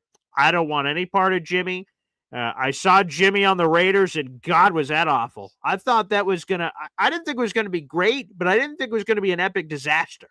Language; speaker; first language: English; native; English